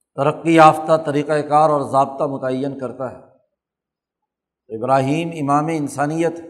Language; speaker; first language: Urdu; non-native, local second language; Punjabi